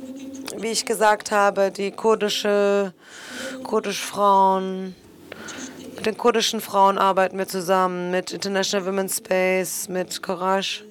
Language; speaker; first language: German; non-native, fluent; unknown